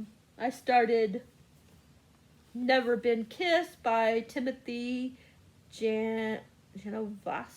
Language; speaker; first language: English; native; English